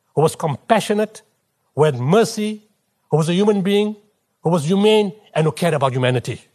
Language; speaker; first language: English; native; English